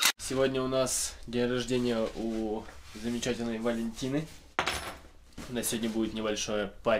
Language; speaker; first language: Russian; native; Russian